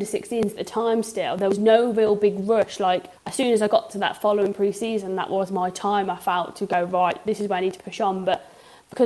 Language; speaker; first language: English; native; English